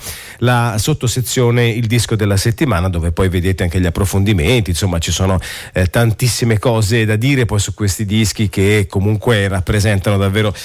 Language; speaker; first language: Italian; native; Italian